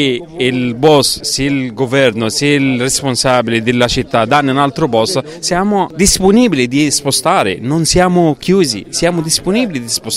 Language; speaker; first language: Italian; non-native, learner; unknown